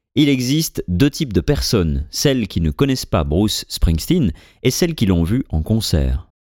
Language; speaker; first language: French; native; French